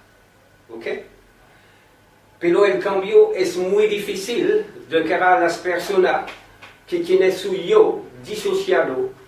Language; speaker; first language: Spanish; non-native, fluent; French